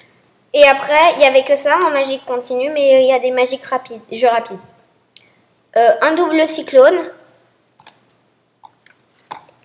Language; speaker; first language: French; native; French